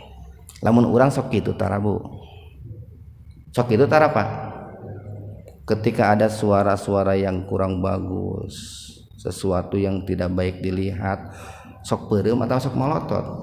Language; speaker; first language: Indonesian; native; Indonesian